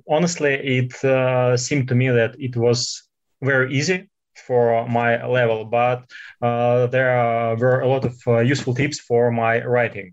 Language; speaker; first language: English; non-native, fluent; Russian